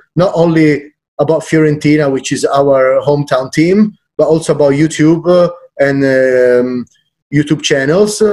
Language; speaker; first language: English; non-native, fluent; Italian